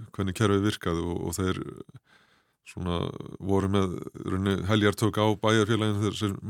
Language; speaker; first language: Icelandic; native; Icelandic